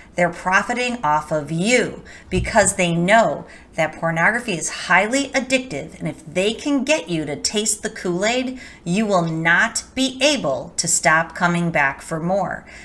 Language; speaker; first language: English; native; English